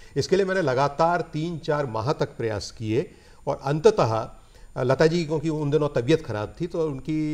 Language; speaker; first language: Hindi; native; Hindi